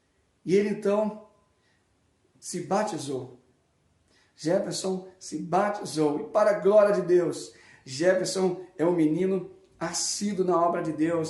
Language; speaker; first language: Portuguese; native; Portuguese